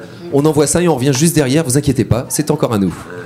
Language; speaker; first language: French; native; French